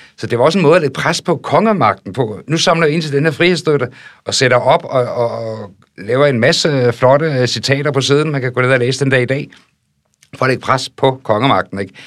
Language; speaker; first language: Danish; native; Danish